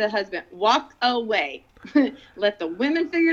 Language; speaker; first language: English; non-native, local second language; Filipino